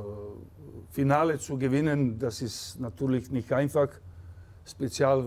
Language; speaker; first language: German; non-native, fluent; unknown